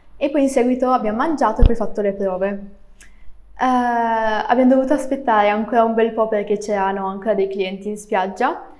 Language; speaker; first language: Italian; native; Italian